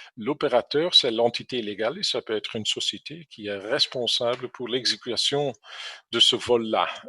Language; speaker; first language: French; non-native, fluent; English